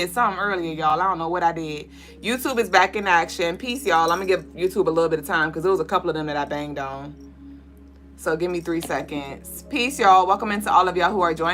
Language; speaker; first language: English; native; English